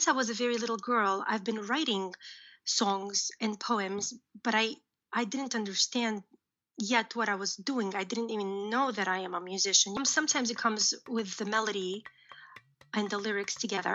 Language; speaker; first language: English; early bilingual, other home language; Uzbek